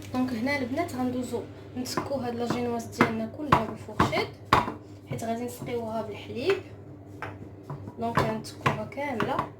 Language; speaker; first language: Arabic; native; Arabic